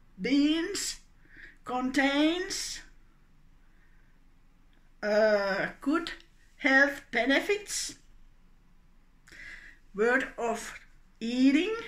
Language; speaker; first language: English; non-native, learner; Finnish